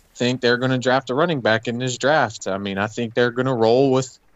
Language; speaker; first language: English; native; English